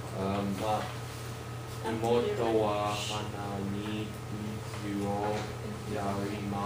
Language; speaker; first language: Japanese; non-native, learner; English